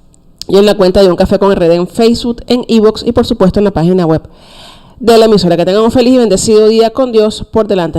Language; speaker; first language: Spanish; native; Spanish